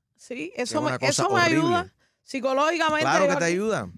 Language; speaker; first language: Spanish; native; Spanish